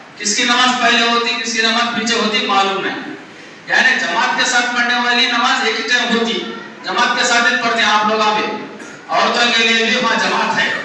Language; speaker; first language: Hindi; non-native, local second language; Urdu